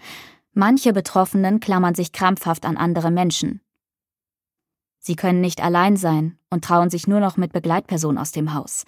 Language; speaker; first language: German; native; German